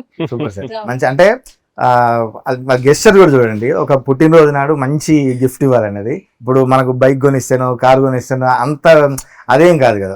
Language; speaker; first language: Telugu; native; Telugu